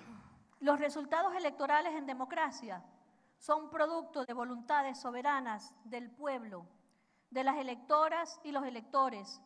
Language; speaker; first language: Spanish; native; Spanish